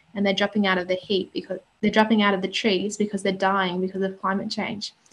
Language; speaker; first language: English; native; English